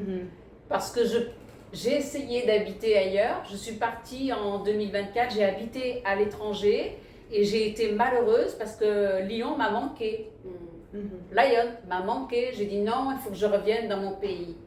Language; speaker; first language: French; early bilingual, other home language; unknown